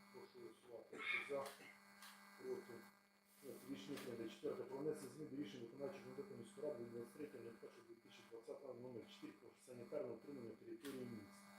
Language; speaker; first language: Ukrainian; native; Ukrainian